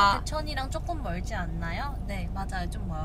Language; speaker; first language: Korean; non-native, fluent; Japanese